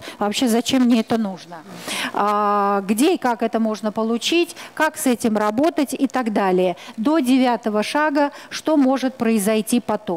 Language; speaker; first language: Russian; native; Russian